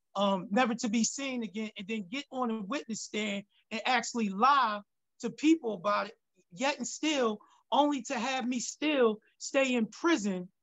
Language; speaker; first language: English; native; English